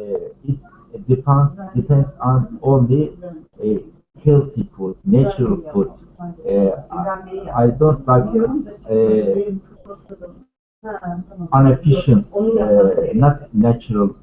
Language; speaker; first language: English; non-native, learner; Turkish